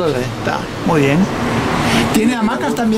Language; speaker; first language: Spanish; non-native, learner; French